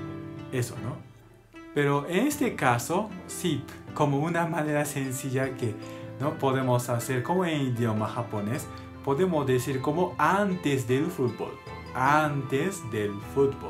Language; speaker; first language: Spanish; non-native, learner; Japanese